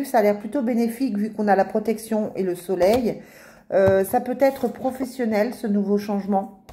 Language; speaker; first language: French; native; French